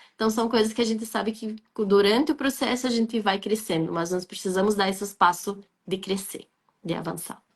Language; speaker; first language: Portuguese; non-native, fluent; Arabic